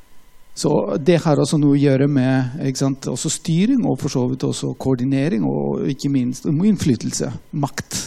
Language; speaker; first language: Norwegian; non-native, fluent; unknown